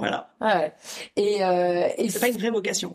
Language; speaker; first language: French; native; French